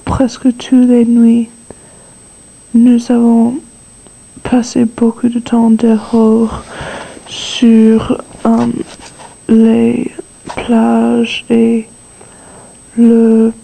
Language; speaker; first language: French; non-native, learner; English